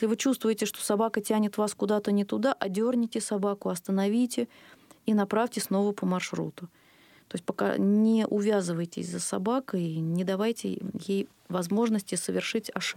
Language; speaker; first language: Russian; native; Russian